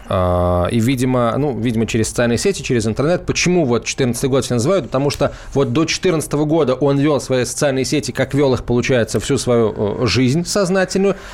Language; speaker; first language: Russian; native; Russian